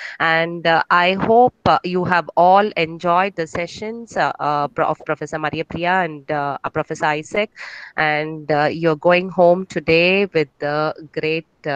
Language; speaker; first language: English; non-native, local second language; Tamil